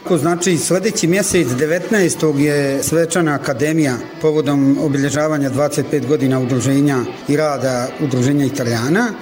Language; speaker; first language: Bosnian; non-native, local second language; Italian